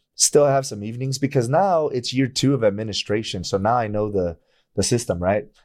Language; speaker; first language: English; native; English